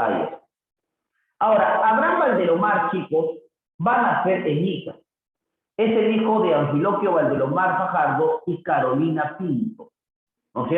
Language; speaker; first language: Spanish; native; Spanish